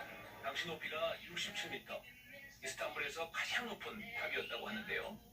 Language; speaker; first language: Korean; native; Korean